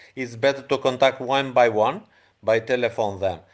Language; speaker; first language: English; non-native, fluent; Albanian